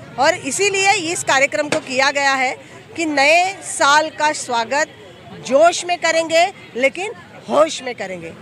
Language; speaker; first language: Hindi; non-native, local second language; Marathi